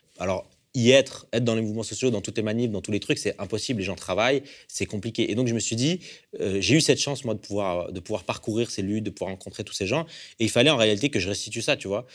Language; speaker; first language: French; early bilingual, other home language; Arabic